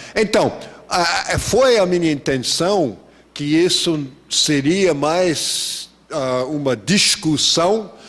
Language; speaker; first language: Portuguese; non-native, fluent; English